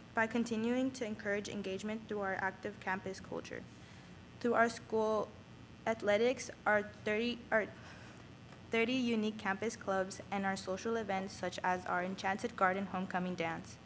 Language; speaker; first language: English; non-native, fluent; Spanish